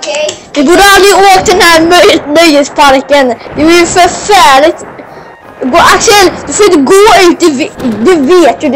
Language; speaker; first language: Swedish; native; Swedish